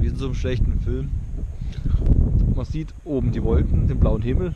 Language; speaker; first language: German; native; German